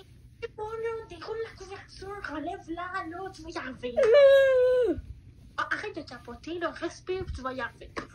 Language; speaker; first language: French; native; French